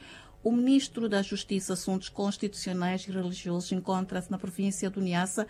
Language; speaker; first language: Portuguese; native; Portuguese